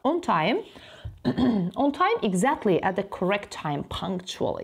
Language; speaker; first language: English; non-native, fluent; Azerbaijani